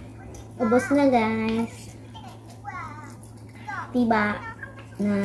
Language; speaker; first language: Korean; non-native, learner; Filipino